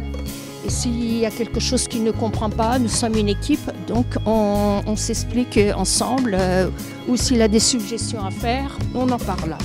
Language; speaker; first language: French; native; French